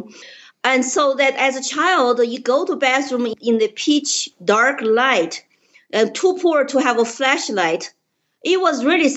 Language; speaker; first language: English; non-native, fluent; Chinese